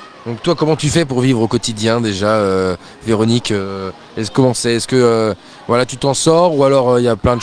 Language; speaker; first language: French; native; French